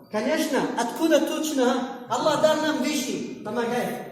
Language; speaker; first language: Russian; non-native, learner; Arabic